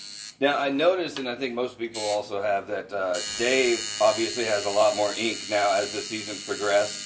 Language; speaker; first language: English; native; English